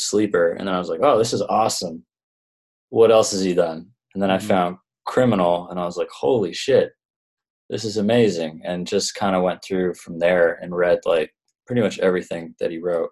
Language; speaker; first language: English; native; English